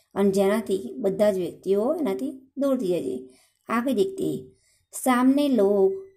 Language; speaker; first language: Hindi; non-native, local second language; Gujarati